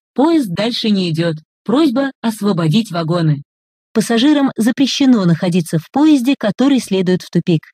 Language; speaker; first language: Russian; native; Russian